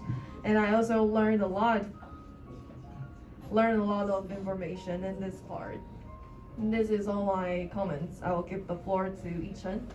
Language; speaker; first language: English; non-native, learner; Chinese